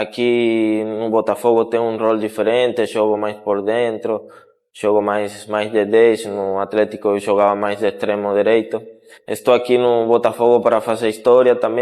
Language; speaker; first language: Portuguese; non-native, fluent; Spanish